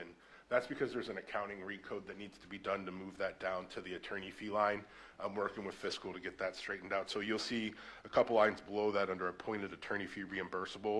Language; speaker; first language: English; native; English